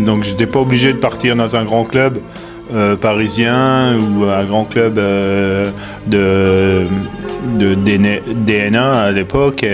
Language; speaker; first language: French; native; French